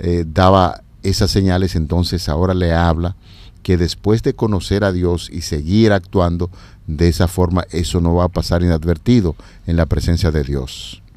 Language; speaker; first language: Spanish; native; Spanish